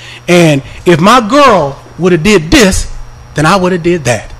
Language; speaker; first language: English; native; English